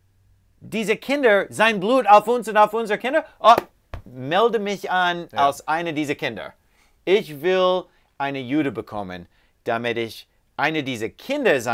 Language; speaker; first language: German; non-native, fluent; English